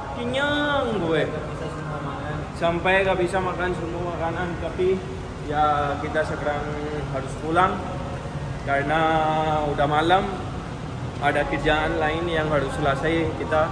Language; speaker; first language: Indonesian; non-native, fluent; Urdu